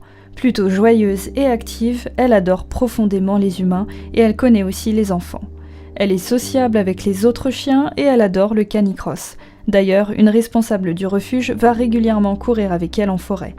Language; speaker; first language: French; native; French